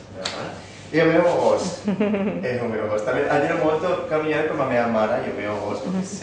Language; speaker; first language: Catalan; non-native, local second language; Spanish